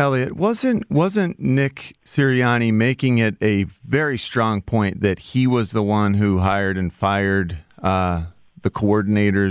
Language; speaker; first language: English; native; English